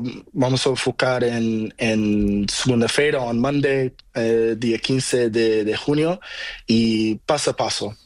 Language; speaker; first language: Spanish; non-native, learner; Portuguese